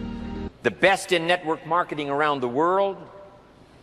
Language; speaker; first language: English; native; English